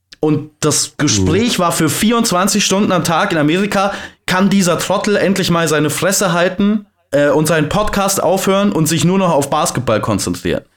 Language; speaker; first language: German; native; German